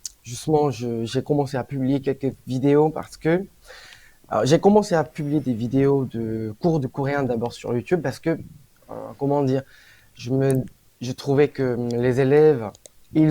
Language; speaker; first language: French; non-native, fluent; Korean